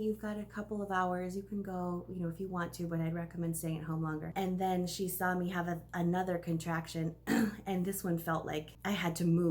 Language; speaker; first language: English; native; English